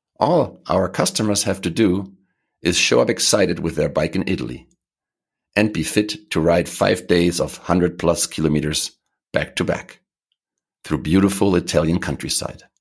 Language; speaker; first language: English; non-native, fluent; German